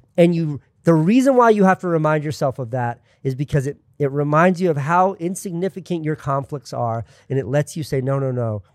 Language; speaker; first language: English; native; English